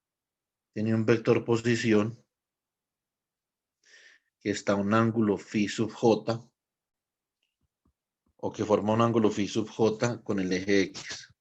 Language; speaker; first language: Spanish; native; Spanish